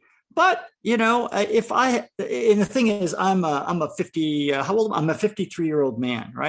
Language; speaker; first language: English; native; English